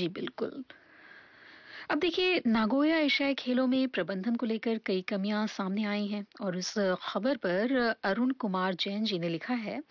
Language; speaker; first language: Hindi; native; Hindi